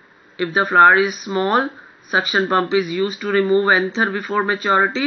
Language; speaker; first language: English; non-native, local second language; Hindi